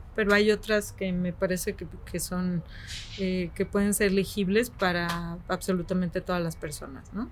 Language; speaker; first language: Spanish; native; Spanish